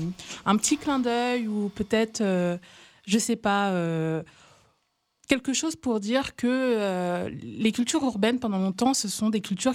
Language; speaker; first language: French; native; French